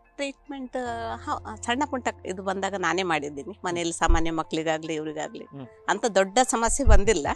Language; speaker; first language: Kannada; non-native, local second language; Konkani